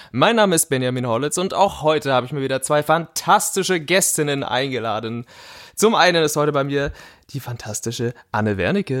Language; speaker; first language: German; native; German